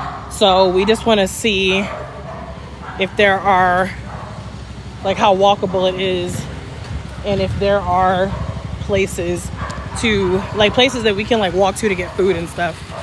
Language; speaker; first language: English; native; English